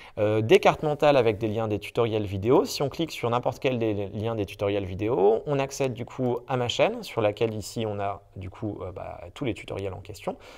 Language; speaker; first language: French; native; French